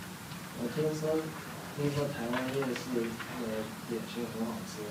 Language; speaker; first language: Chinese; non-native, learner; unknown